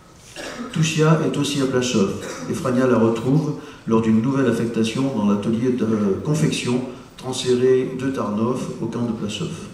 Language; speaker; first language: French; native; French